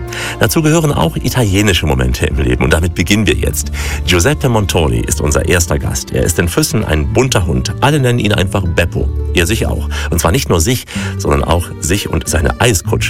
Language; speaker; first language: German; native; German